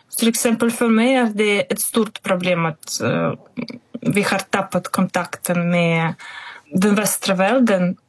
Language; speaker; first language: Swedish; non-native, fluent; Russian